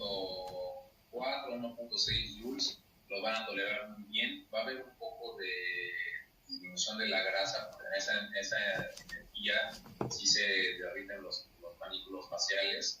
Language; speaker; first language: Spanish; native; Spanish